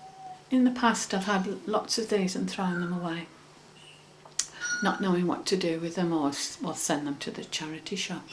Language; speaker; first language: English; native; English